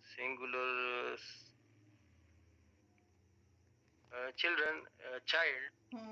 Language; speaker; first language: English; non-native, learner; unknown